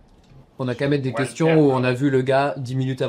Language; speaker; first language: French; native; French